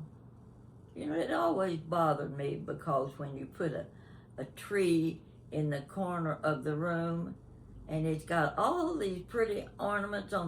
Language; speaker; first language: English; native; English